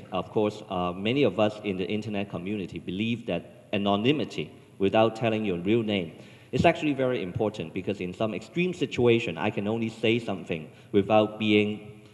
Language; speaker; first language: English; non-native, local second language; Cantonese